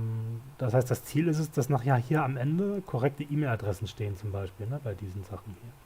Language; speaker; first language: German; native; German